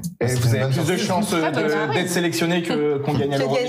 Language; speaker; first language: French; native; French